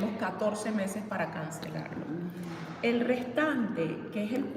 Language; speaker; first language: Spanish; native; Spanish